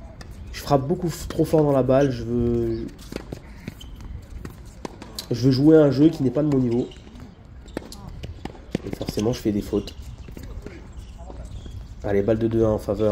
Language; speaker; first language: French; native; French